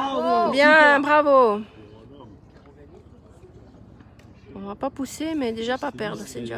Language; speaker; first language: French; native; French